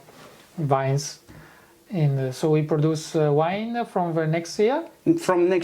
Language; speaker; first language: English; non-native, fluent; Italian